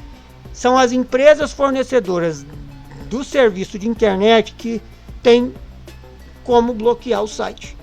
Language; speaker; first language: Portuguese; native; Portuguese